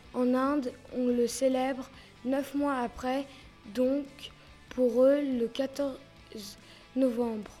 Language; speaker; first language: French; early bilingual, heritage; French